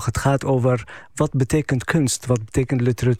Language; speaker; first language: Dutch; non-native, fluent; Arabic